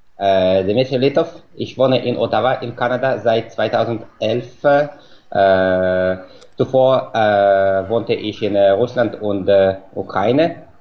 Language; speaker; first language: German; non-native, fluent; Russian